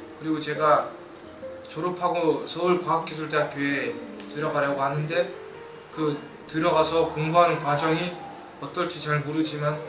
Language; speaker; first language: Korean; early bilingual, other home language; Mongolian